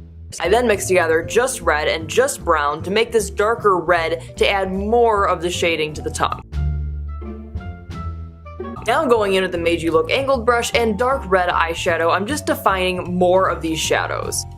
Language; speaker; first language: English; native; English